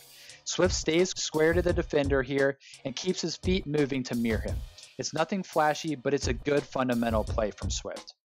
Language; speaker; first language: English; native; English